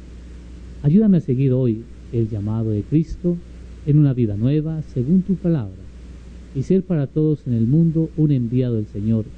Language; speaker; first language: Spanish; native; Spanish